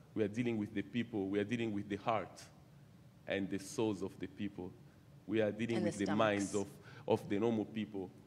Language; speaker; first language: English; non-native, fluent; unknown